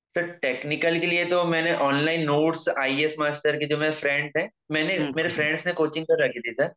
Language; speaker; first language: Hindi; native; Hindi